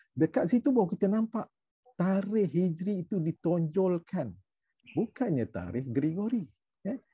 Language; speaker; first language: Malay; native; Malay